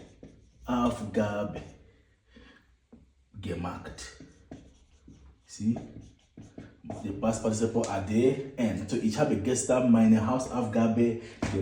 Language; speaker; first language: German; non-native, fluent; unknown